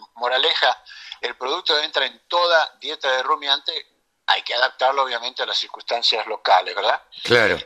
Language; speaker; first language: Spanish; native; Spanish